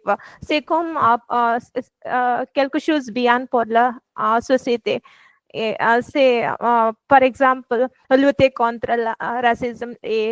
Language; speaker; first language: French; non-native, learner; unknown